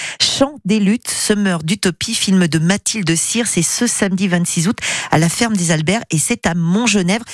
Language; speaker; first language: French; native; French